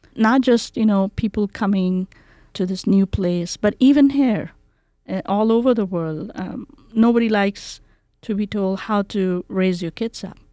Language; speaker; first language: English; non-native, local second language; Bangla